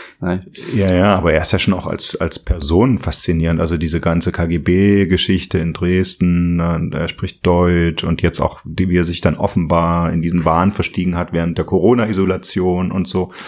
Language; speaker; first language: German; native; German